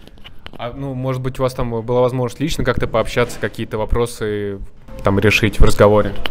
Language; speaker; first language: Russian; native; Russian